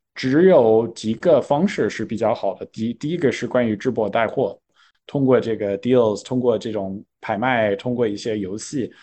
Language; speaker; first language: Chinese; non-native, fluent; English